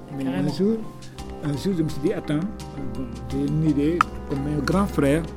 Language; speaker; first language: French; non-native, local second language; Wolof